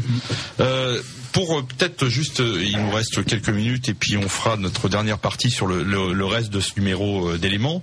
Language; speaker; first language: French; native; French